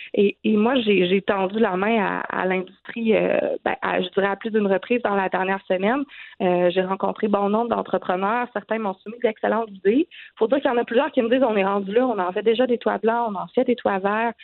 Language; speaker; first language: French; native; French